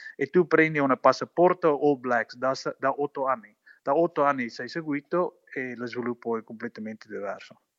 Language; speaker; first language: Italian; non-native, fluent; Afrikaans